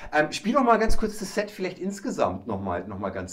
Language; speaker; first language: German; native; German